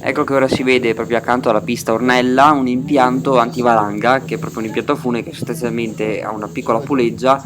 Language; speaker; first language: Italian; native; Italian